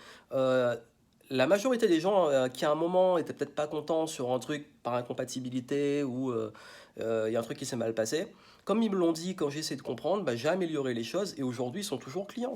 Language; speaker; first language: French; native; French